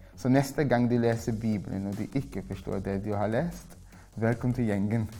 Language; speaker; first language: Norwegian; non-native, fluent; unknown